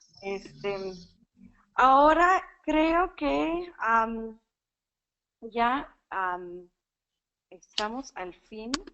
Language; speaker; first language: Spanish; non-native, fluent; English